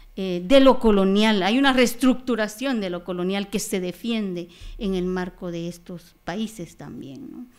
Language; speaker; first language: Spanish; non-native, local second language; Kaqchikel